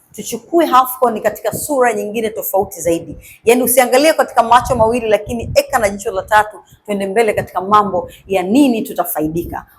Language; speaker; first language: Swahili; native; Swahili